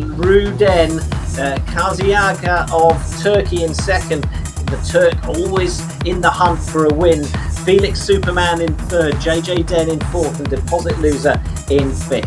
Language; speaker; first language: English; native; English